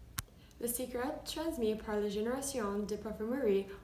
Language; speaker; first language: French; non-native, learner; English